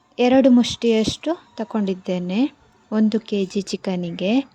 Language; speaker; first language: Kannada; non-native, local second language; Tulu